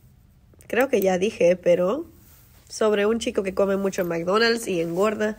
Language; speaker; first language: Spanish; early bilingual, heritage; Spanish